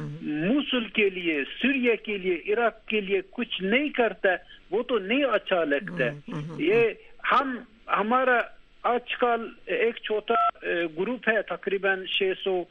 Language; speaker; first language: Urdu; non-native, learner; Turkish